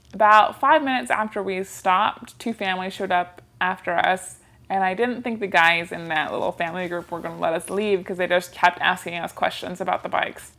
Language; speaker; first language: English; native; English